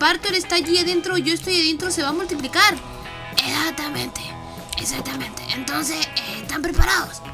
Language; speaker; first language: Spanish; native; Spanish